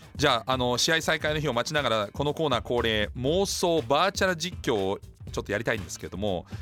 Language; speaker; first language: Japanese; non-native, fluent; German